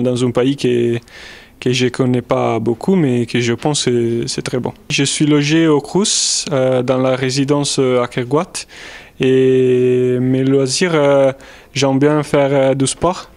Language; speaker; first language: French; non-native, fluent; Italian